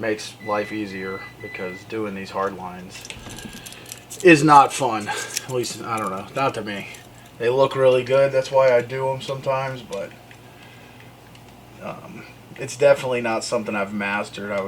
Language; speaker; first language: English; native; English